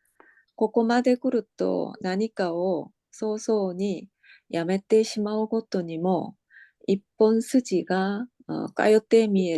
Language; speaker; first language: Japanese; non-native, learner; Korean